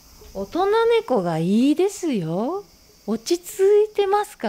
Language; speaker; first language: Japanese; native; Japanese